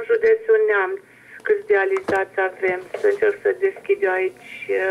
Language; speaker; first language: Romanian; native; Romanian